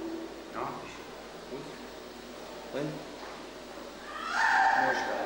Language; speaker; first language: Hungarian; non-native, learner; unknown